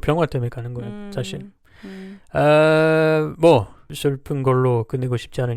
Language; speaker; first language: Korean; non-native, learner; French